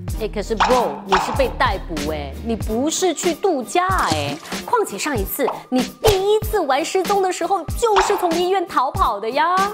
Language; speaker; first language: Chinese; native; Chinese